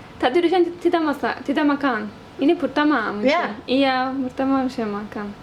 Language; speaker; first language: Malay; non-native, learner; Turkish